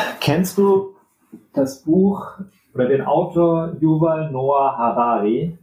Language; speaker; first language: German; native; German